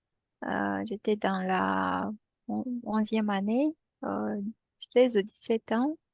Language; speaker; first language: French; non-native, fluent; Romanian